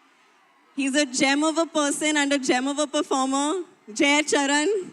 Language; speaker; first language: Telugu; non-native, local second language; Hindi